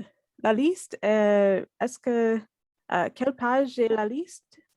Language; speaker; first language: French; non-native, learner; English